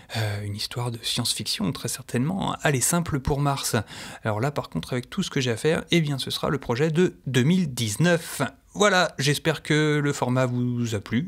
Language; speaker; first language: French; native; French